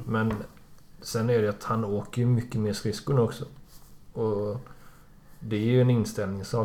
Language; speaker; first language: Swedish; native; Swedish